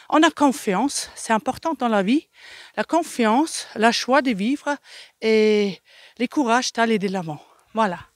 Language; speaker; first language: French; non-native, fluent; German